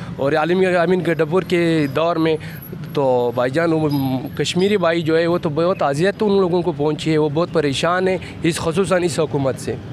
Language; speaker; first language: Urdu; non-native, local second language; Saraiki